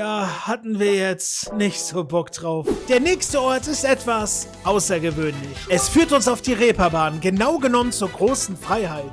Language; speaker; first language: German; native; German